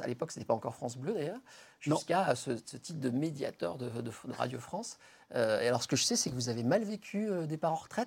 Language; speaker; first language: French; native; French